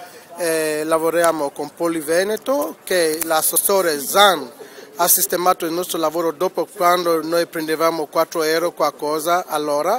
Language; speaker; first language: Italian; non-native, fluent; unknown